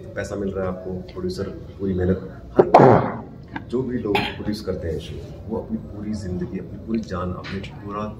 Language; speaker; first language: Hindi; native; Hindi